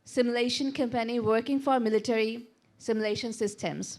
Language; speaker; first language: English; non-native, local second language; Bangla